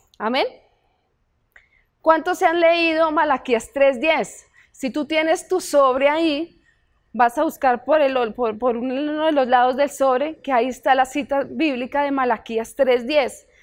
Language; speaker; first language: Spanish; native; Spanish